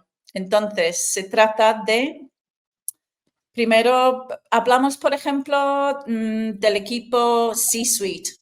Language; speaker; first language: Spanish; non-native, fluent; English